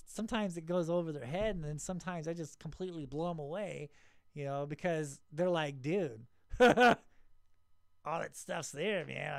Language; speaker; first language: English; native; English